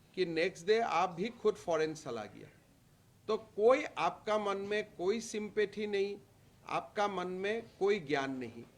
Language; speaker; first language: Hindi; non-native, local second language; Assamese